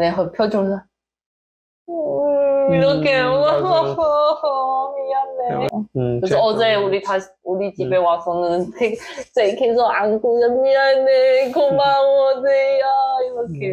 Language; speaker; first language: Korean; non-native, learner; Chinese